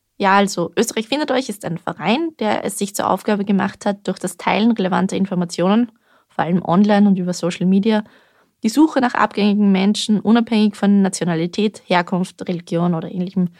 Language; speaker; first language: German; native; German